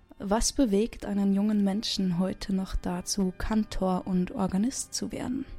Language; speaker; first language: German; native; German